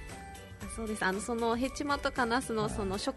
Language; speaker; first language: Japanese; native; Japanese